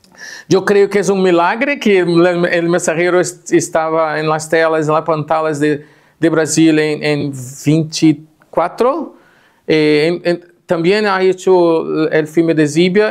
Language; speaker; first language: Spanish; non-native, fluent; Portuguese